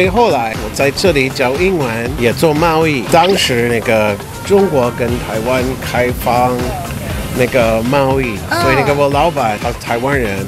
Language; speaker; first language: Chinese; non-native, fluent; English